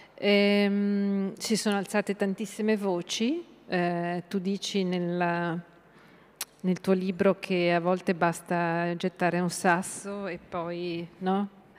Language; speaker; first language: Italian; native; Italian